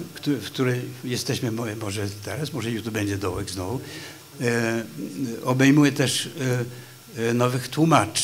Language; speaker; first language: Polish; non-native, fluent; Swedish